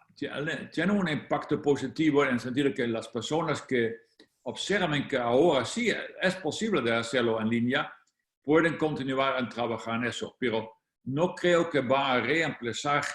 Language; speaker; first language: Spanish; non-native, fluent; Dutch